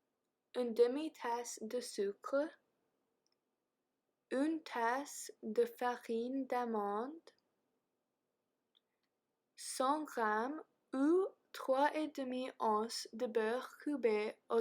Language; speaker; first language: French; non-native, learner; English